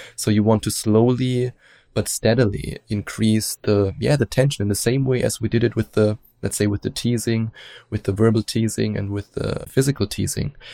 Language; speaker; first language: English; non-native, fluent; German